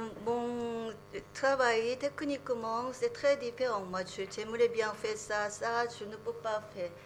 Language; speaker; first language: French; non-native, learner; Korean